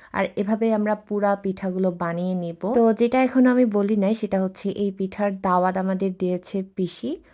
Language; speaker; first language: Bangla; non-native, local second language; Chakma